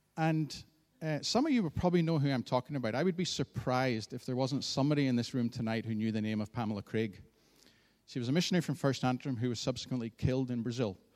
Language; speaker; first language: English; native; English